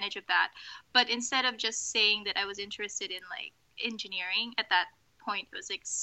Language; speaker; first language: English; non-native, local second language; Filipino